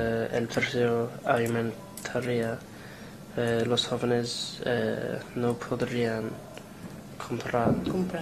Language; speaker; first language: Spanish; non-native, learner; English